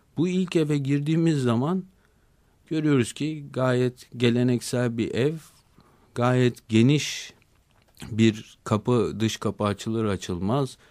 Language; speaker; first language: Turkish; native; Turkish